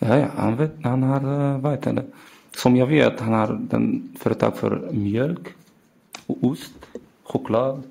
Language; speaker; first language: Swedish; non-native, learner; Arabic